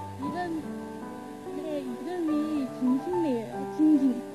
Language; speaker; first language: Korean; non-native, learner; Chinese